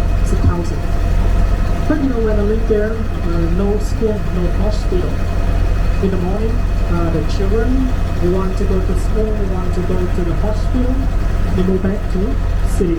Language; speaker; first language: English; non-native, learner; Vietnamese